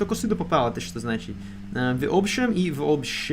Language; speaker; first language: Russian; non-native, learner; English